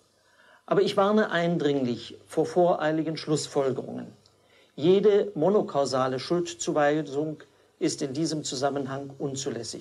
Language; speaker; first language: German; native; German